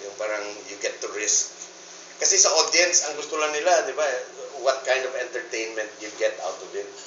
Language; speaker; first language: Filipino; non-native, local second language; Hiligaynon